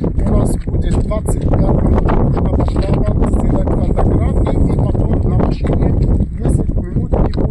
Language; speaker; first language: Russian; non-native, local second language; Arabic